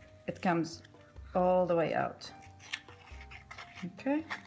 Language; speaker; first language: English; non-native, fluent; Arabic